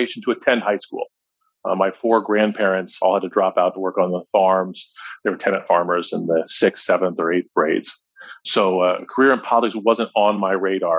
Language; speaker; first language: English; native; English